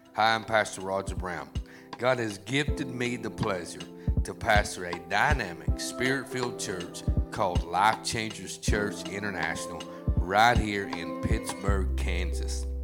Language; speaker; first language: English; native; English